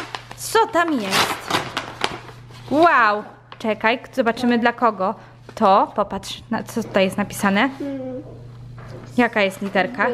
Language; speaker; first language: Polish; native; Polish